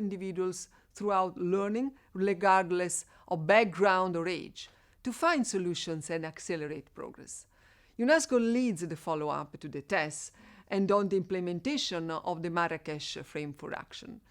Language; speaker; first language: English; non-native, fluent; Italian